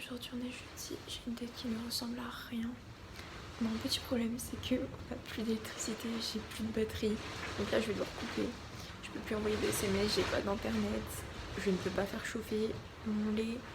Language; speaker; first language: French; native; French